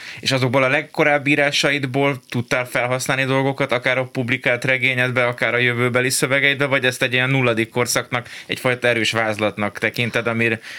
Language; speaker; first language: Hungarian; native; Hungarian